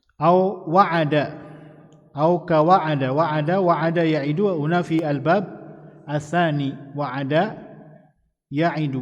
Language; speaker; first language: Arabic; non-native, fluent; Indonesian